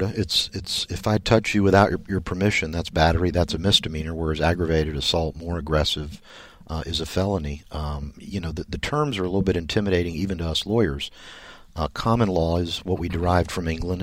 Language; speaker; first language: English; native; English